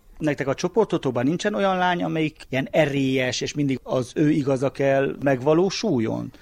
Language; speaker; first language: Hungarian; native; Hungarian